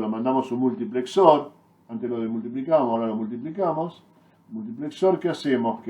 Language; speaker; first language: Spanish; native; Spanish